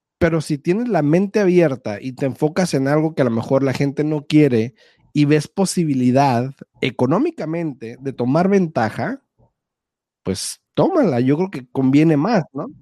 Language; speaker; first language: Spanish; native; Spanish